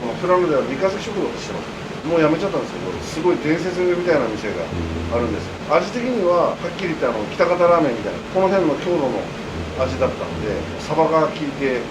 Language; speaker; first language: Japanese; native; Japanese